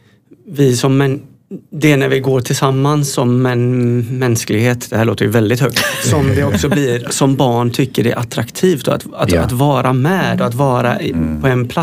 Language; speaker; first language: Swedish; native; Swedish